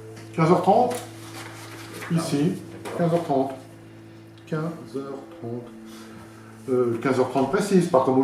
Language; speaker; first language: French; native; French